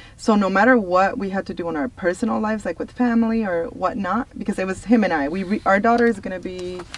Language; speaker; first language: English; early bilingual, other home language; Spanish